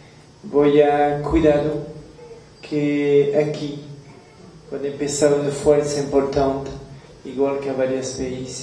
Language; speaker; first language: Spanish; non-native, learner; French